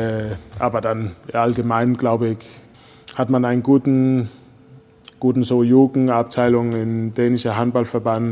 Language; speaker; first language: German; non-native, fluent; Danish